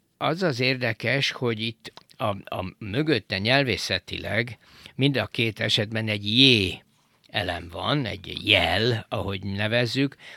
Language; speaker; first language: Hungarian; native; Hungarian